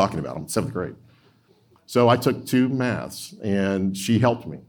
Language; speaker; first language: English; native; English